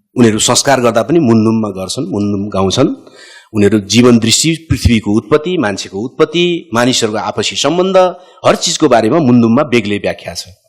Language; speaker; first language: Nepali; native; Nepali